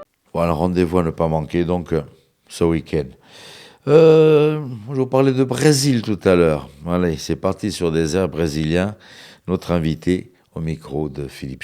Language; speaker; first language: French; native; French